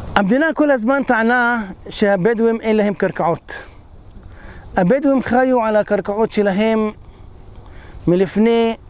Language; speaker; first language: Hebrew; non-native, local second language; Arabic